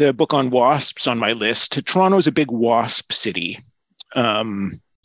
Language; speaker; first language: English; native; English